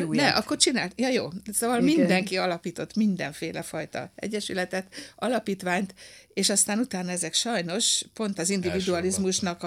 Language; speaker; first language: Hungarian; native; Hungarian